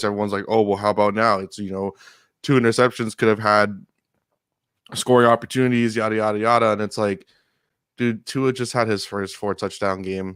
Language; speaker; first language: English; native; English